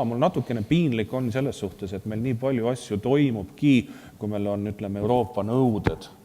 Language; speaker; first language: Estonian; native; Estonian